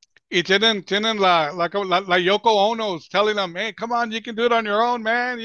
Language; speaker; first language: English; early bilingual, other home language; Spanish